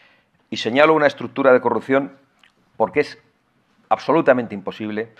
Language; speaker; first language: Spanish; native; Spanish